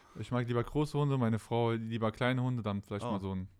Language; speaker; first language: German; native; German